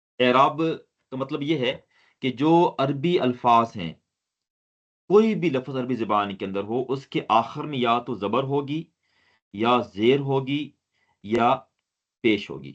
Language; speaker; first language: Urdu; non-native, local second language; Sindhi